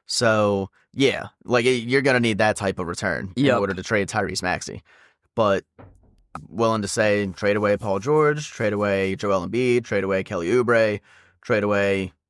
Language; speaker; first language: English; native; English